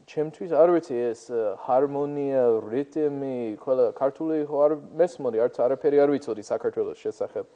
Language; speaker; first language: Georgian; non-native, fluent; English